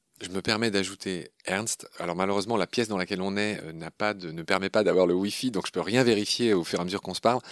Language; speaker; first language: French; native; French